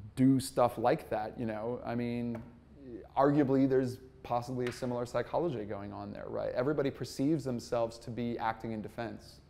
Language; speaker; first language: English; native; English